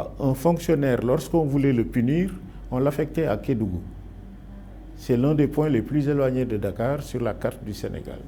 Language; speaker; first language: French; non-native, local second language; Wolof